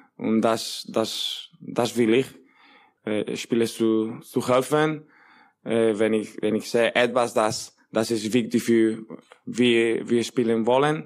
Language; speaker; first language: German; non-native, learner; English